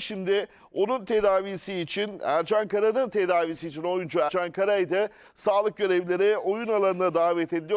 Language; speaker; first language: Turkish; native; Turkish